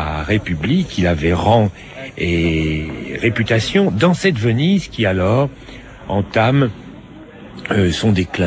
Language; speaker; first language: French; native; French